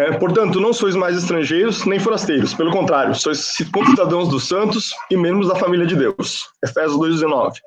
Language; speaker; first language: Portuguese; non-native, fluent; Spanish